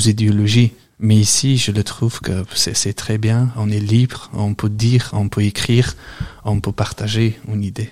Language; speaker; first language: French; non-native, fluent; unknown